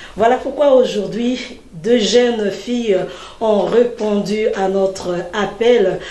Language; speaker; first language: French; non-native, local second language; Lingala